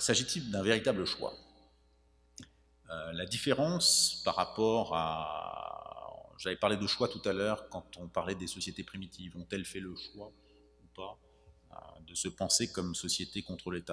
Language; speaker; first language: French; native; French